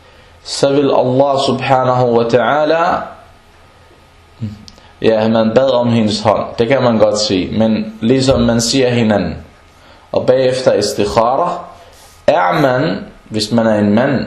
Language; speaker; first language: Danish; non-native, local second language; Arabic